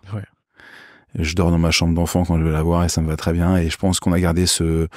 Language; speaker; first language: French; native; French